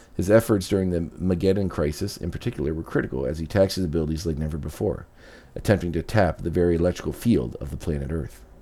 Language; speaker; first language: English; native; English